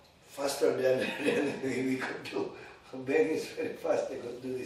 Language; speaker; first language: English; non-native, learner; Indonesian